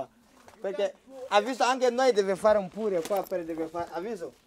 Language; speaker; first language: Italian; non-native, learner; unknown